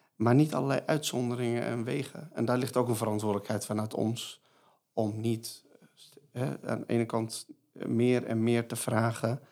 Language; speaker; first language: Dutch; non-native, fluent; Persian